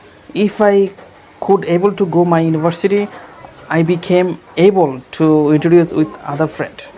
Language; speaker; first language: English; non-native, learner; Bangla